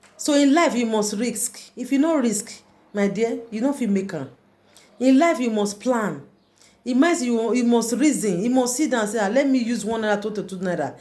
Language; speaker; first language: Nigerian Pidgin; native; Nigerian Pidgin